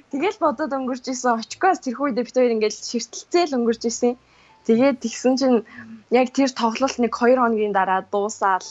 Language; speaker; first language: Mongolian; native; Mongolian